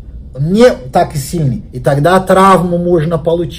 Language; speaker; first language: Russian; non-native, learner; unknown